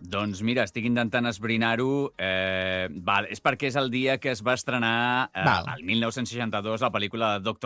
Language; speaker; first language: Catalan; native; Catalan